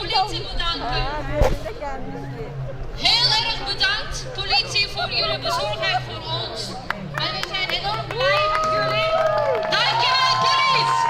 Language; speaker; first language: Dutch; non-native, fluent; Azerbaijani